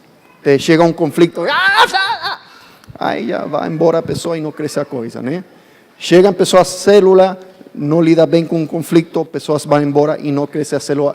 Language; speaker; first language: Portuguese; non-native, fluent; English